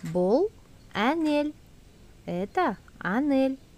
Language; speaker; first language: Russian; non-native, local second language; Kazakh